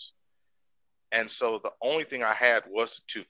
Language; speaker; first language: English; native; English